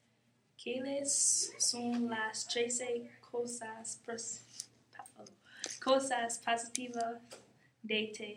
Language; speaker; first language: Spanish; non-native, learner; English